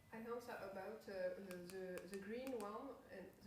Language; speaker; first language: English; non-native, learner; French